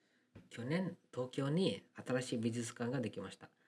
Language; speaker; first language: Japanese; non-native, fluent; Kannada